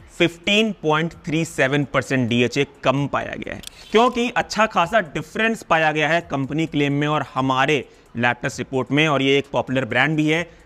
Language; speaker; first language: Hindi; non-native, local second language; Punjabi